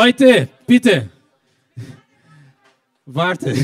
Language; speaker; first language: German; non-native, learner; Portuguese